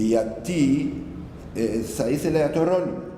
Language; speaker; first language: Greek; non-native, learner; Albanian